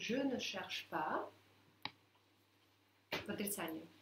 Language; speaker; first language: French; non-native, fluent; Russian